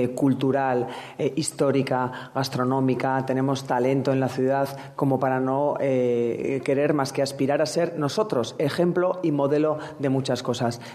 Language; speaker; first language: Spanish; native; Spanish